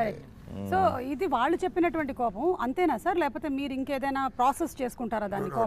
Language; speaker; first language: Telugu; native; Telugu